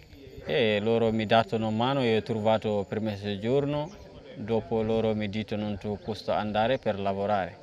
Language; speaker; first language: Italian; non-native, learner; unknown